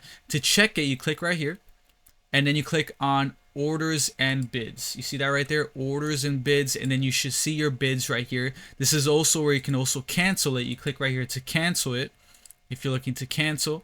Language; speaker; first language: English; native; English